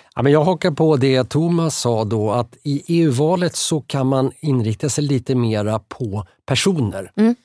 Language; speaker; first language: Swedish; native; Swedish